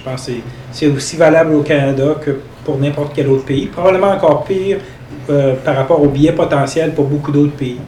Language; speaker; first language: French; native; French